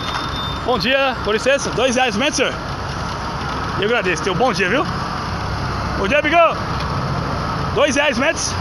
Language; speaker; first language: Portuguese; native; Portuguese